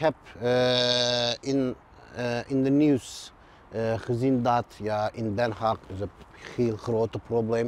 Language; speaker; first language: Dutch; non-native, learner; Turkish